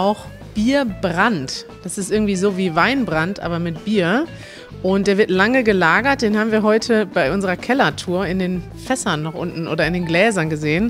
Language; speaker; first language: German; native; German